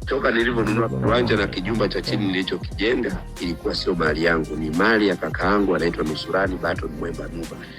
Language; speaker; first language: Swahili; native; Swahili